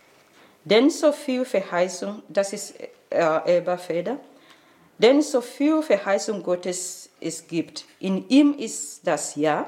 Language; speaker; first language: German; non-native, fluent; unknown